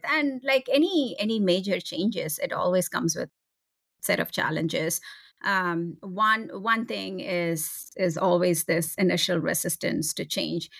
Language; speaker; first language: English; non-native, local second language; Tamil